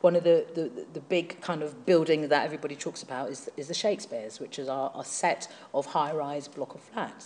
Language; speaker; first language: English; native; English